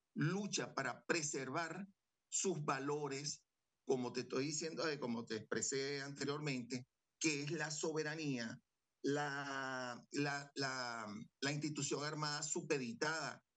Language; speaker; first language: Spanish; native; Spanish